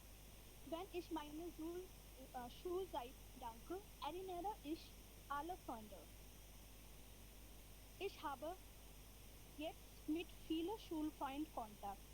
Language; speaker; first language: German; non-native, learner; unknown